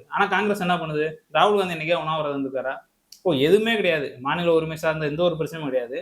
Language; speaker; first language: Tamil; native; Tamil